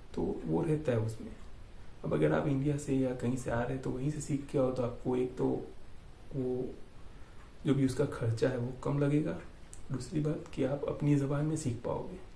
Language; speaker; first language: Hindi; native; Hindi